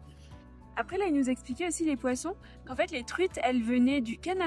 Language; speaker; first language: French; native; French